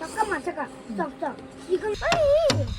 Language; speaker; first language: Korean; early bilingual, heritage; Korean